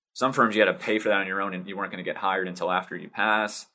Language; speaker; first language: English; native; English